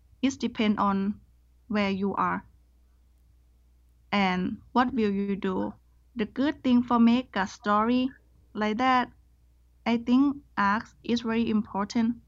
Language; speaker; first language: English; non-native, learner; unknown